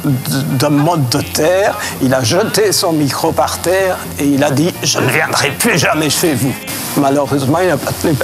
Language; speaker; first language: French; native; French